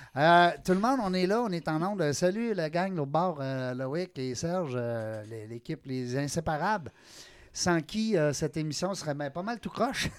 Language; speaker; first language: French; native; French